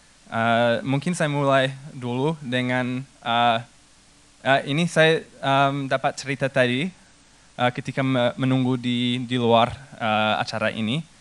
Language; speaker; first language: Indonesian; non-native, fluent; English